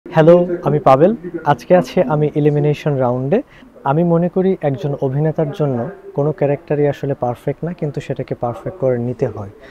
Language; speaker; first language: Bangla; native; Bangla